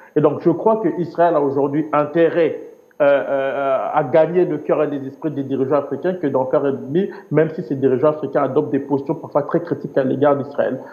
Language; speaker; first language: French; native; French